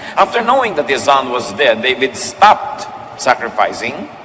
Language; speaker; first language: English; non-native, local second language; Filipino